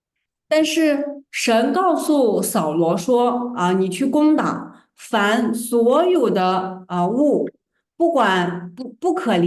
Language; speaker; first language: Chinese; native; Chinese